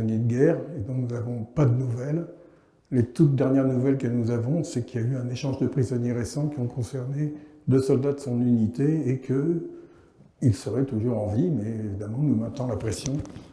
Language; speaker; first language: French; native; French